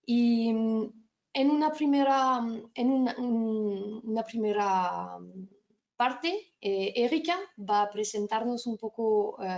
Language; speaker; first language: Spanish; non-native, fluent; French